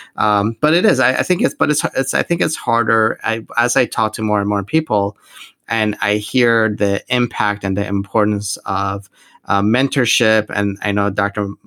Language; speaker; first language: English; non-native, fluent; Persian